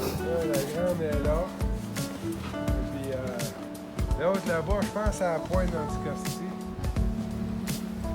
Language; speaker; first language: French; native; French